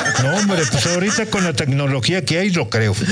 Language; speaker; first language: Spanish; native; Spanish